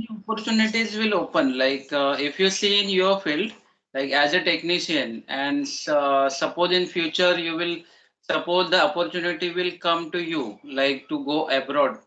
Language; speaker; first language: English; non-native, learner; Marathi